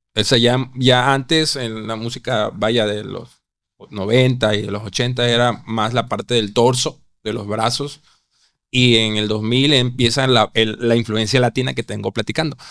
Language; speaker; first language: Spanish; native; Spanish